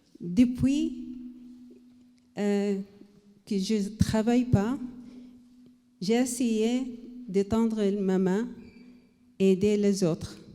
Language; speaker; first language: French; non-native, learner; Arabic